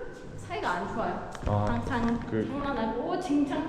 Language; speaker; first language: Korean; non-native, learner; Persian